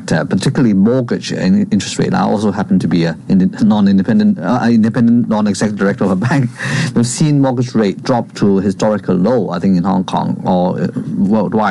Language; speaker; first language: English; non-native, local second language; Cantonese